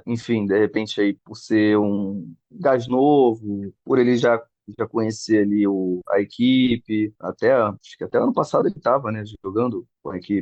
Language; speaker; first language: Portuguese; native; Portuguese